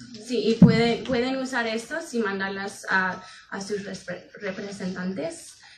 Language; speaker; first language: Spanish; non-native, fluent; English